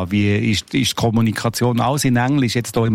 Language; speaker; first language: German; native; German